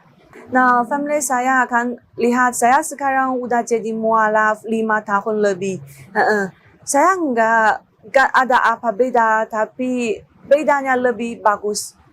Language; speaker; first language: Indonesian; non-native, learner; Chinese